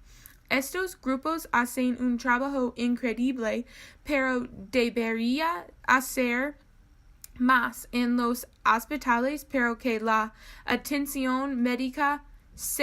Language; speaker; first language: Spanish; non-native, learner; English